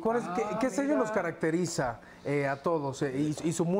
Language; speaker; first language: Spanish; native; Spanish